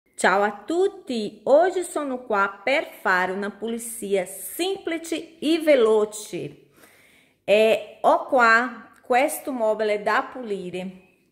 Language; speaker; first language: Italian; non-native, fluent; Portuguese